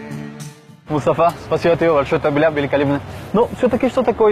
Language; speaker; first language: Russian; non-native, learner; Spanish